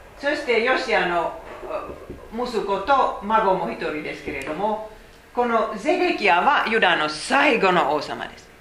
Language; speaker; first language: Japanese; non-native, fluent; Finnish